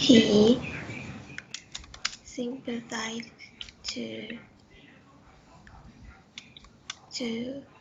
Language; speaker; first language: English; non-native, learner; Chinese